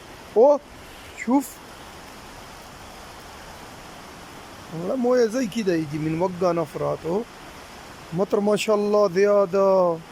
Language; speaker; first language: Arabic; non-native, learner; Hindi